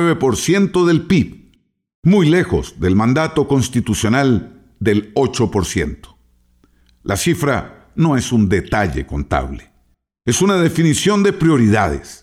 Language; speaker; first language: Spanish; native; Spanish